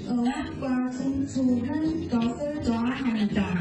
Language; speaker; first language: Korean; non-native, learner; Chinese